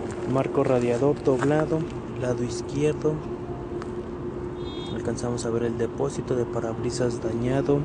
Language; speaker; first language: Spanish; native; Spanish